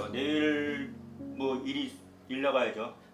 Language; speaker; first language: Korean; native; Korean